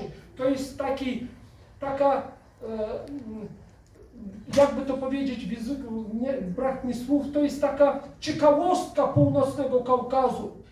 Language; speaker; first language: Polish; non-native, fluent; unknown